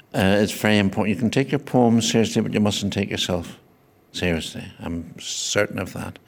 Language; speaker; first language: English; native; English